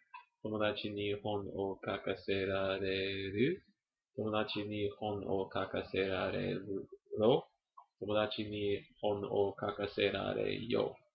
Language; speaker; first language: Japanese; non-native, learner; English